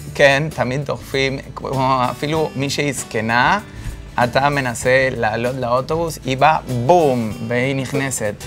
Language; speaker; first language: Hebrew; non-native, fluent; Spanish